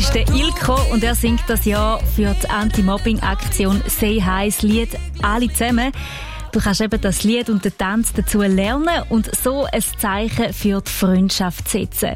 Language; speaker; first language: German; native; German